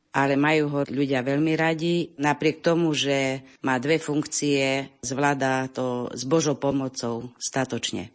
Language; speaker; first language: Slovak; early bilingual, heritage; Slovak